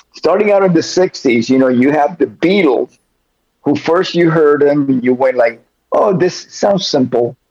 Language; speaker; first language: English; early bilingual, other home language; Spanish